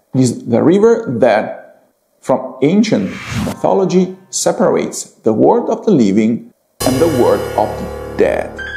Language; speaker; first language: English; non-native, fluent; Italian